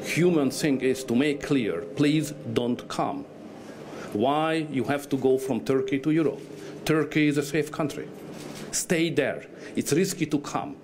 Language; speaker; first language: English; non-native, fluent; Hungarian